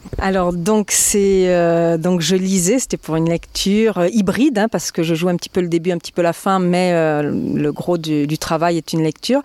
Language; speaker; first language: French; native; French